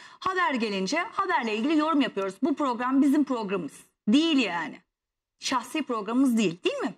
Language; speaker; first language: Turkish; native; Turkish